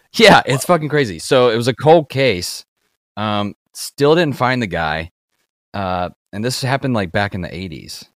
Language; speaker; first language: English; native; English